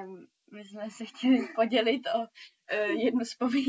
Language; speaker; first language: Czech; early bilingual, heritage; Czech